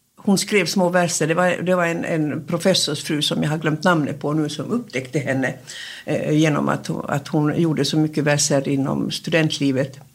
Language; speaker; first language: Swedish; native; Swedish